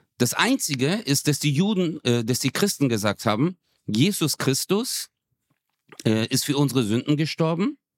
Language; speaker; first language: German; early bilingual, other home language; Turkish